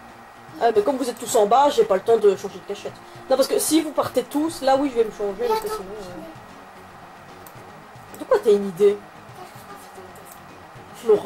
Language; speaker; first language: French; native; French